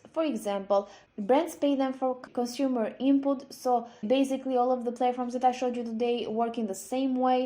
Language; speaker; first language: English; non-native, fluent; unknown